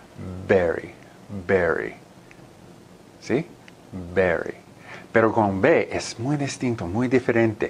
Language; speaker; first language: Spanish; non-native, learner; English